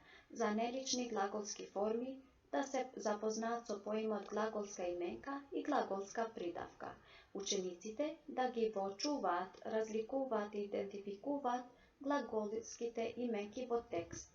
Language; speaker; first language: Macedonian; non-native, local second language; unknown